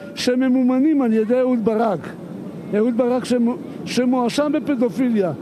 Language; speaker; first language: Hebrew; native; Hebrew